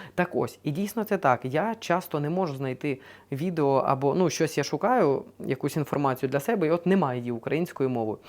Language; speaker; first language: Ukrainian; non-native, local second language; Russian